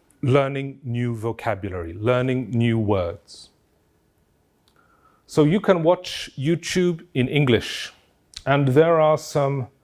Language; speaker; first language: English; non-native, fluent; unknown